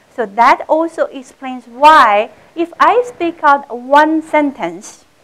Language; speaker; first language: English; non-native, fluent; Chinese